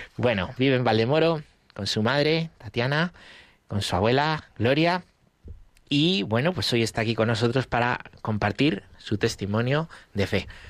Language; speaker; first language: Spanish; native; Spanish